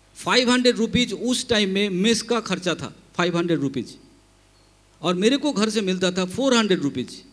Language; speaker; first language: Hindi; non-native, local second language; Bangla